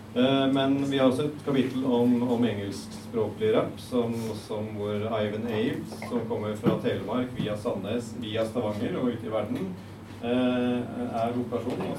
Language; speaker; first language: Norwegian; native; Norwegian